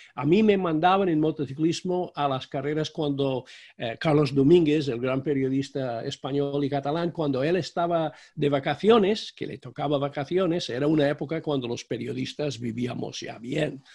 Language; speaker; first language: Spanish; non-native, fluent; English